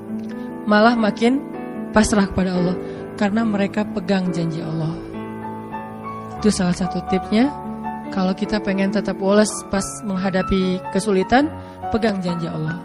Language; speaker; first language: Indonesian; native; Indonesian